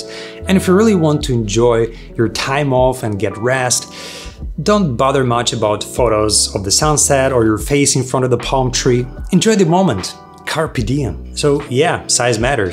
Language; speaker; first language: English; non-native, fluent; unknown